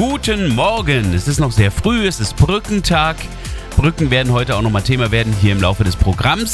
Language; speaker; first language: German; native; German